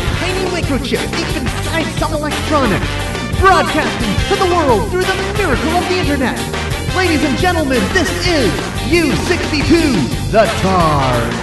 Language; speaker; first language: English; native; English